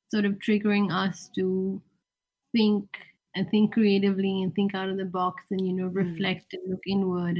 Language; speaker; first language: English; non-native, local second language; Hindi